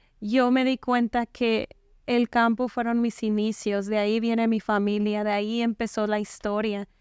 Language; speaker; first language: Spanish; non-native, local second language; Mixtepec Mixtec